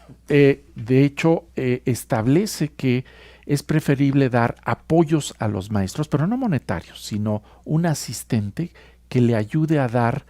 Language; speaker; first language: Spanish; native; Spanish